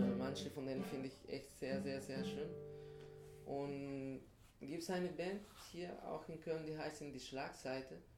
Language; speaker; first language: German; non-native, fluent; Spanish